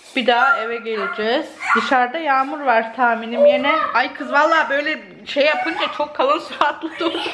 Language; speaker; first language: Turkish; native; Turkish